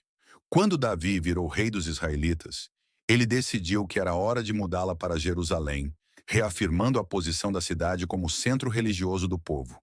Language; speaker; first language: Portuguese; native; Portuguese